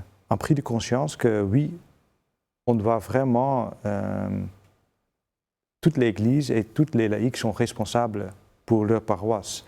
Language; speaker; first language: French; non-native, fluent; Dutch